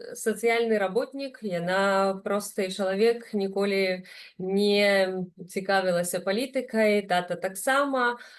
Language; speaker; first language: Belarusian; non-native, local second language; Russian